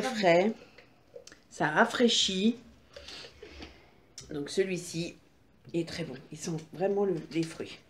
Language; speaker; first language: French; native; French